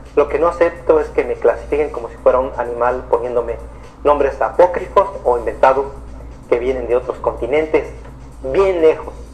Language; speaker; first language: Spanish; native; Spanish